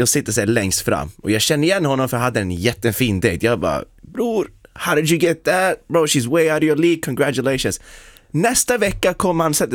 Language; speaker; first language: Swedish; non-native, local second language; English